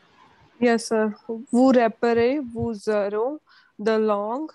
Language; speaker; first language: French; non-native, learner; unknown